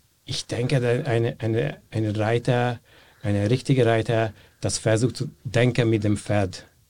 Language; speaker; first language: German; non-native, fluent; Hungarian